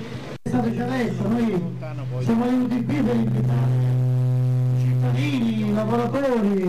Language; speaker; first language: Italian; native; Italian